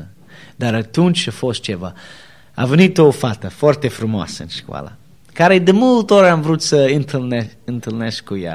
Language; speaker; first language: Romanian; non-native, learner; English